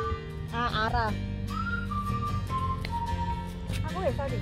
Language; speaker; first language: Korean; non-native, learner; Vietnamese